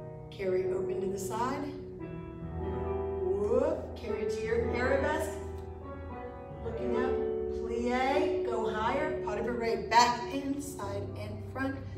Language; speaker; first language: English; native; English